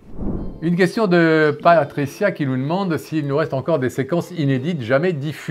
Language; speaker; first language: French; native; French